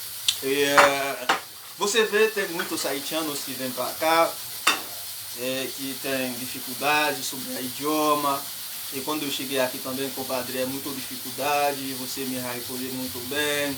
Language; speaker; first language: Portuguese; non-native, learner; Haitian Creole